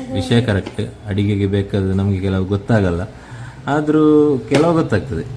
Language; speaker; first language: Kannada; non-native, local second language; Tulu